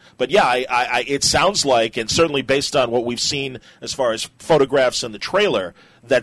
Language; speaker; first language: English; native; English